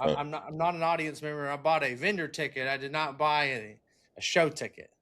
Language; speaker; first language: English; native; English